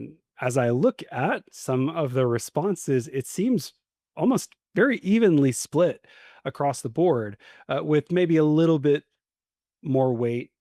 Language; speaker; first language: English; native; English